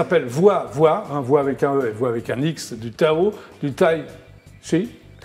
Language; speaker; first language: French; native; French